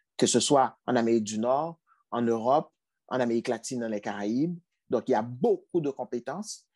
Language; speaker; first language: French; non-native, local second language; Haitian Creole